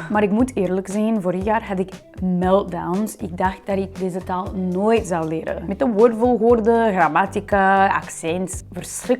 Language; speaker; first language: Dutch; non-native, learner; English